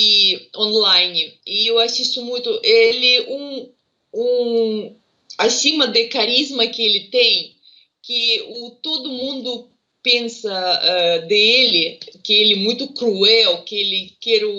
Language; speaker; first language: Portuguese; non-native, fluent; Russian